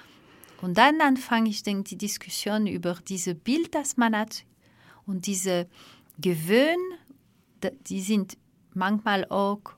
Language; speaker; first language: German; non-native, fluent; French